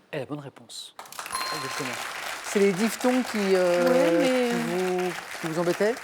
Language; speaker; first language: French; native; French